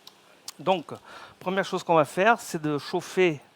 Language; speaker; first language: French; native; French